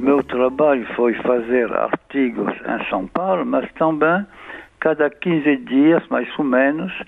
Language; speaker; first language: Portuguese; non-native, fluent; French